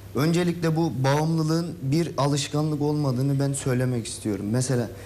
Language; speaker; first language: Turkish; native; Turkish